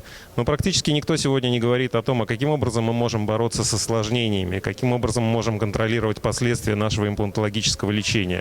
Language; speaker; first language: Russian; native; Russian